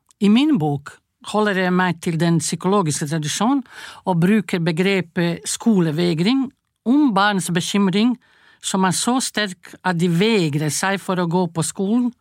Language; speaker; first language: Norwegian; non-native, fluent; Croatian